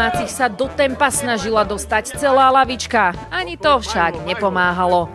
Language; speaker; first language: Slovak; native; Slovak